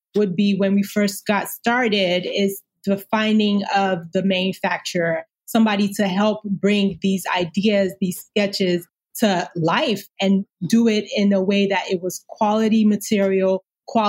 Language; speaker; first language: English; non-native, local second language; Yoruba